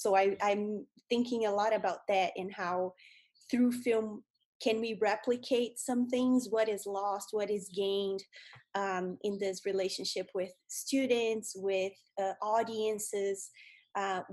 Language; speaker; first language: English; non-native, fluent; Portuguese